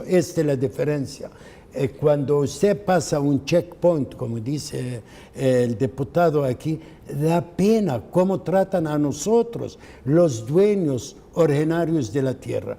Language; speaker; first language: Spanish; non-native, fluent; Arabic